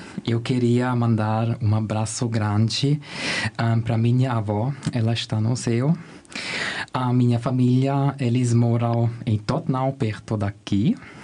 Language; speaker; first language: Portuguese; non-native, fluent; German